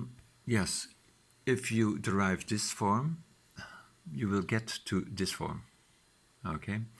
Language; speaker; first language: English; non-native, fluent; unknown